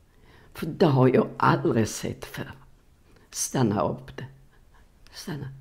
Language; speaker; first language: Swedish; non-native, fluent; Polish